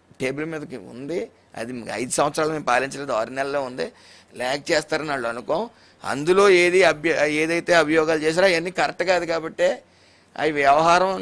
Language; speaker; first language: Telugu; native; Telugu